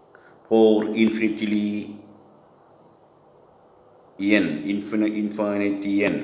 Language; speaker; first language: English; non-native, local second language; Malayalam